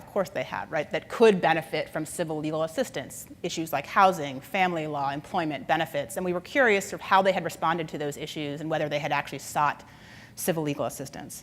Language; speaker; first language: English; native; English